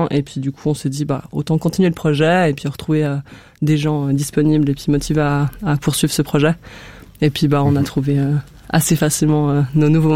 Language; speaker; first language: French; native; French